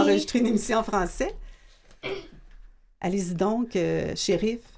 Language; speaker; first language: French; native; French